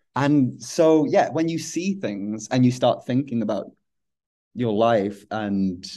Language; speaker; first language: English; native; English